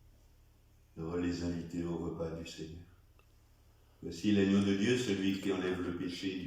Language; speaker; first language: French; native; French